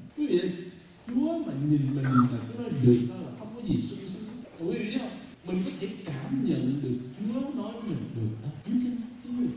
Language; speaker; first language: Vietnamese; early bilingual, heritage; Vietnamese